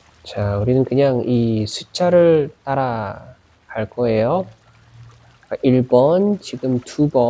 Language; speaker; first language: Korean; non-native, learner; Indonesian